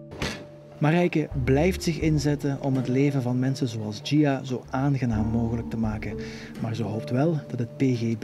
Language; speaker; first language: Dutch; native; Dutch